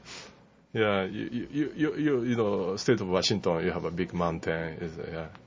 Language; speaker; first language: English; non-native, learner; Japanese